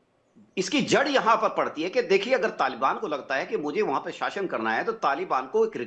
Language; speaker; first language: Hindi; native; Hindi